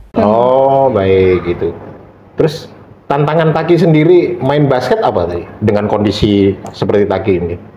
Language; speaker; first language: Indonesian; native; Indonesian